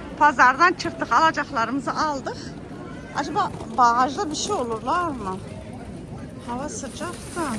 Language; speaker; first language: Turkish; early bilingual, heritage; Turkish